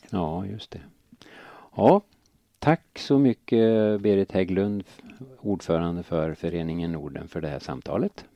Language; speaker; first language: Swedish; native; Swedish